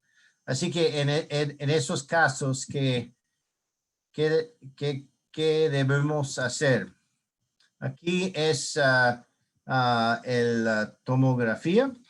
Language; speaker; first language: Spanish; non-native, learner; English